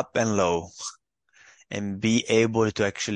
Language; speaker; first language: English; non-native, fluent; Italian